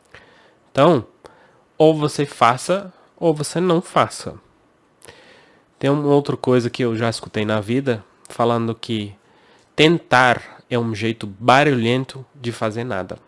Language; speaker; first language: Portuguese; non-native, fluent; English